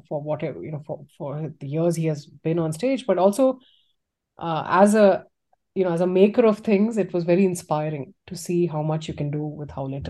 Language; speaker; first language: English; non-native, local second language; Tamil